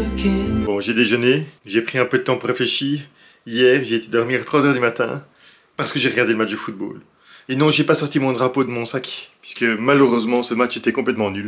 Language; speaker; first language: French; native; French